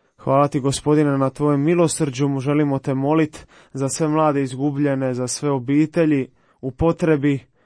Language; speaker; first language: Croatian; native; Croatian